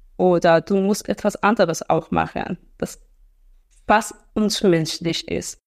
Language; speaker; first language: German; non-native, fluent; Persian